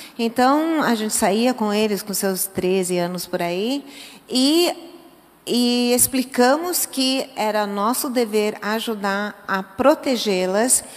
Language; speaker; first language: Portuguese; early bilingual, other home language; English